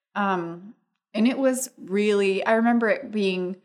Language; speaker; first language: English; non-native, fluent; Spanish